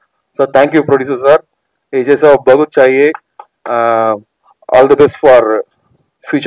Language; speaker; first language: Hindi; non-native, local second language; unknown